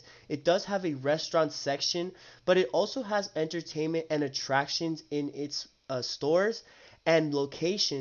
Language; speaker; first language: English; native; English